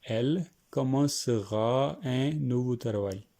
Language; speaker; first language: French; non-native, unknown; Hindi